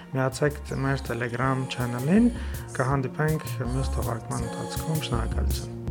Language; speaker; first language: Armenian; native; Armenian